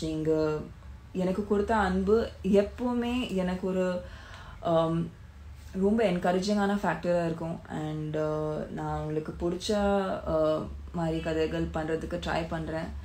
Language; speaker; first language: Tamil; non-native, learner; Hindi